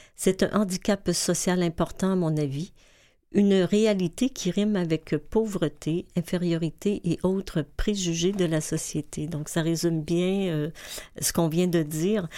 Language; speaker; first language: French; native; French